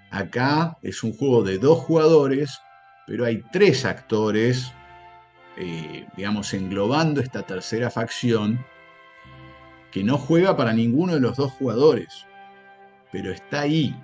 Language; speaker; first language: Spanish; native; Spanish